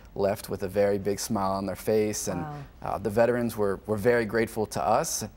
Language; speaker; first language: English; native; English